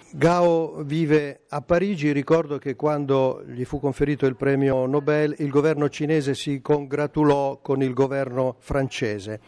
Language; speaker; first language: Italian; native; Italian